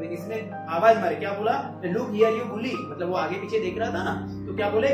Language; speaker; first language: Hindi; native; Hindi